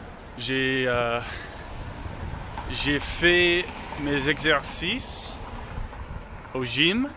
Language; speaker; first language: French; non-native, learner; English